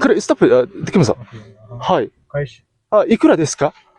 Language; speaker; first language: Japanese; non-native, learner; Mongolian